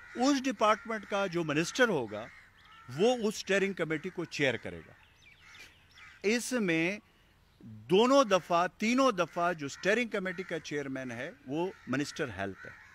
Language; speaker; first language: Urdu; non-native, local second language; Pashto